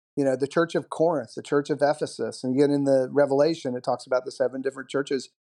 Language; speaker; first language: English; native; English